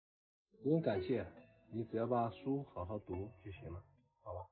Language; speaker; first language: Chinese; native; Chinese